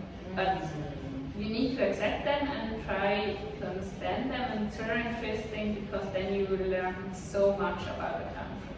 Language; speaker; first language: English; non-native, fluent; Swiss German